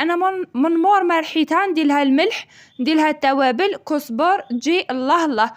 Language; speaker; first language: Arabic; native; Arabic